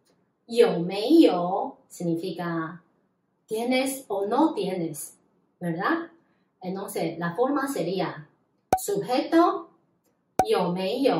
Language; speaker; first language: Spanish; non-native, fluent; Chinese